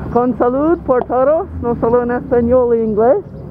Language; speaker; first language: Spanish; non-native, learner; English